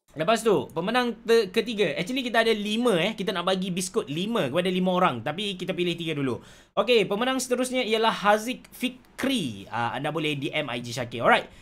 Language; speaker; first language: Malay; native; Malay